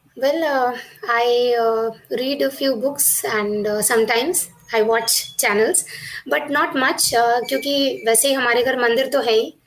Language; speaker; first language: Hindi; non-native, local second language; Marathi